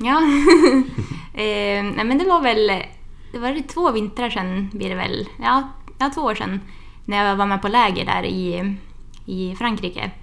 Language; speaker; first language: Swedish; native; Swedish